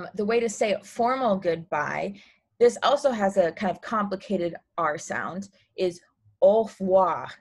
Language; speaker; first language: English; native; English